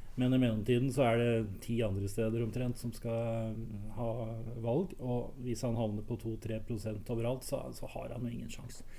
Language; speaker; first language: Norwegian; native; Norwegian